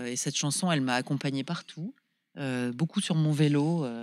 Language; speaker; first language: French; native; French